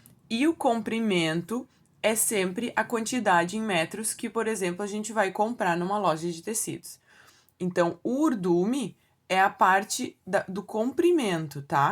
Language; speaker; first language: Portuguese; native; Portuguese